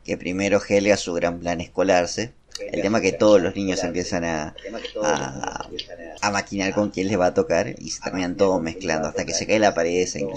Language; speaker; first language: Spanish; native; Spanish